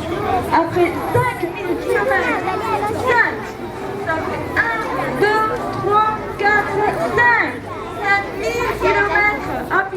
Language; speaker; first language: French; non-native, fluent; Romanian